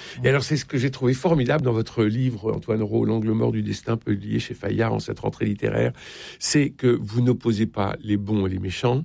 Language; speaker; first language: French; native; French